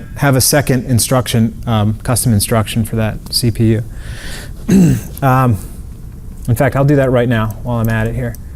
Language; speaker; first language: English; native; English